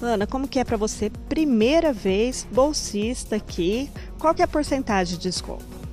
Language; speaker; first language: Portuguese; native; Portuguese